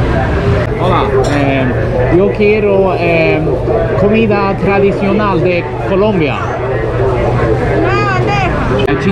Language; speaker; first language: Spanish; non-native, learner; Swedish